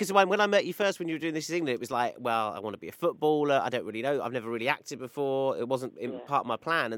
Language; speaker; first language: English; native; English